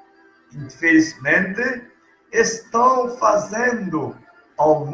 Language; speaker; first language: Portuguese; non-native, learner; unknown